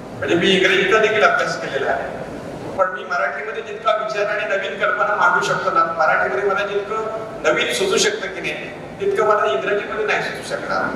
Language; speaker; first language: Marathi; native; Marathi